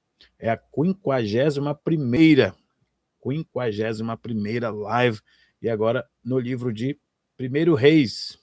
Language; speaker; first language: Portuguese; native; Portuguese